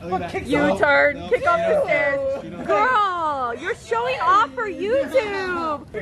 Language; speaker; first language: English; native; English